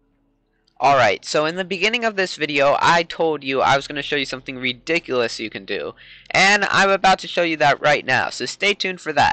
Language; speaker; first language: English; native; English